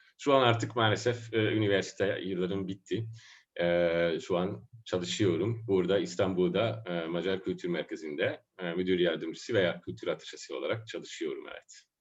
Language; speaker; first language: Turkish; non-native, fluent; Hungarian